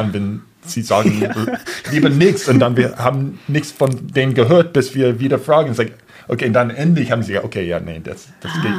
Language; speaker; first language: German; non-native, fluent; English